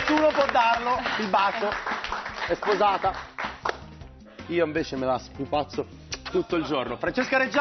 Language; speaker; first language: Italian; native; Italian